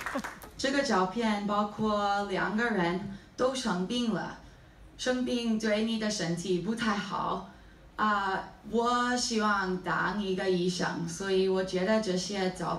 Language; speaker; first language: Chinese; non-native, learner; English